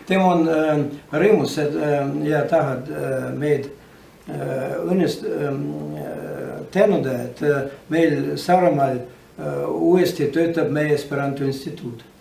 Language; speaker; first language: Estonian; non-native, learner; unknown